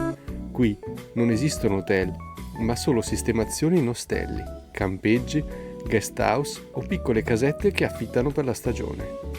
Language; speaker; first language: Italian; native; Italian